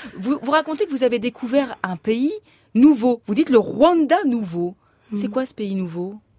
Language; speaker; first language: French; native; French